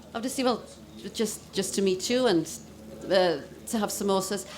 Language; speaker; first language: English; non-native, local second language; Welsh